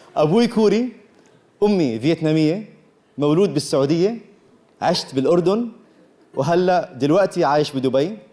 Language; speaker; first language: Arabic; early bilingual, other home language; Korean